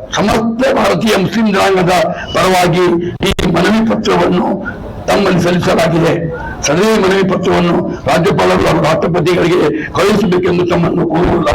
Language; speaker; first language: Kannada; non-native, local second language; Urdu